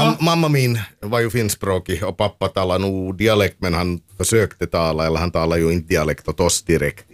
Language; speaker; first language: Swedish; native; Swedish